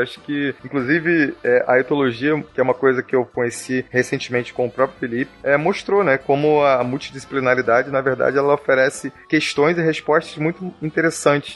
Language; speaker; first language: Portuguese; native; Portuguese